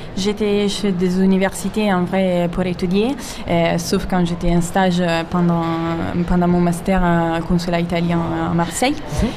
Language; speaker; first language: French; non-native, fluent; Italian